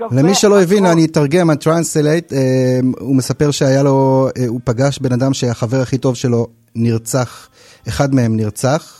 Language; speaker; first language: Hebrew; native; Hebrew